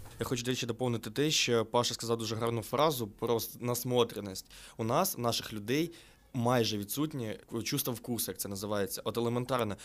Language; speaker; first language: Ukrainian; non-native, local second language; Russian